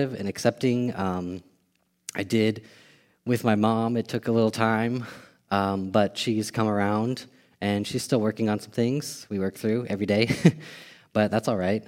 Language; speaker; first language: English; native; English